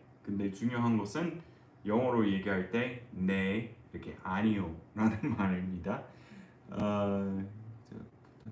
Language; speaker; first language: Korean; non-native, fluent; English